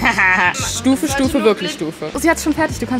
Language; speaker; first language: German; native; German